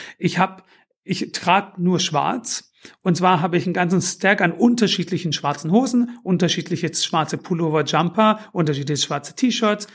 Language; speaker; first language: German; early bilingual, other home language; Turkish